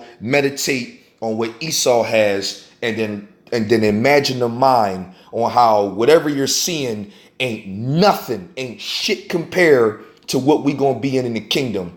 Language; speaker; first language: English; native; English